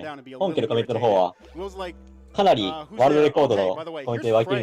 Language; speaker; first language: Japanese; native; Japanese